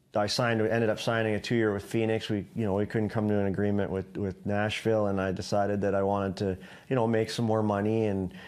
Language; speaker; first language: English; native; English